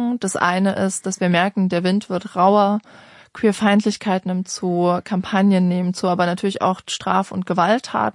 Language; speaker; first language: German; native; German